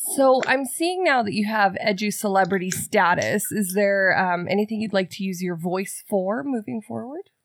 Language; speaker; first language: English; native; English